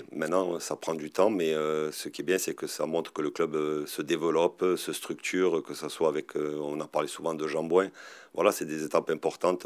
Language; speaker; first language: French; native; French